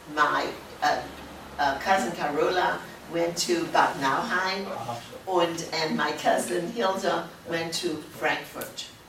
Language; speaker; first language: English; early bilingual, other home language; German